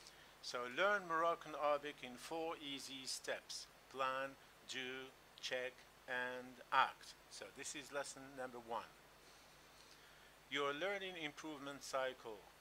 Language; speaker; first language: English; non-native, local second language; Arabic